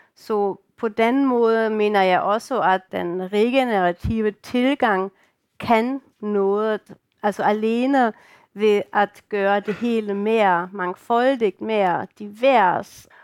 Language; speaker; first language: Danish; non-native, fluent; German